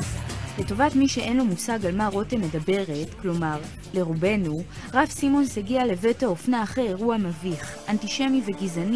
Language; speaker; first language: Hebrew; native; Hebrew